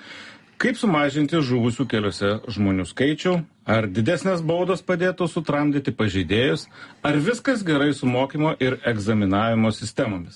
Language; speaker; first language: Lithuanian; native; Lithuanian